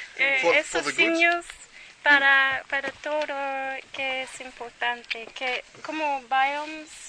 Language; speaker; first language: Spanish; non-native, learner; English